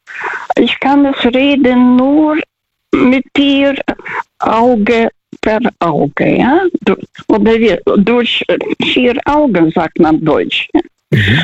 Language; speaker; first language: German; non-native, fluent; Russian